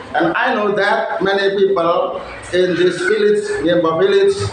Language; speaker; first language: English; non-native, learner; Indonesian